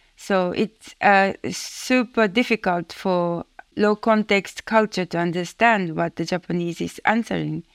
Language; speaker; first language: English; non-native, fluent; Japanese